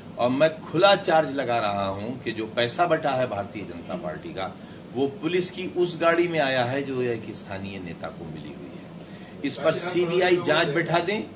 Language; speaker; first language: Hindi; native; Hindi